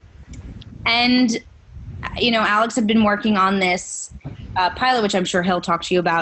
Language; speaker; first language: English; native; English